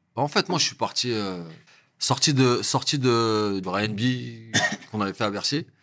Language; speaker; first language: French; native; French